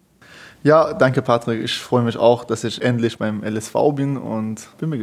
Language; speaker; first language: German; non-native, fluent; Persian